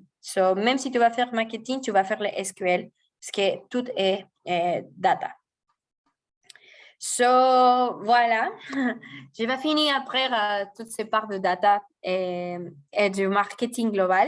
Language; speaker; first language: French; non-native, fluent; Spanish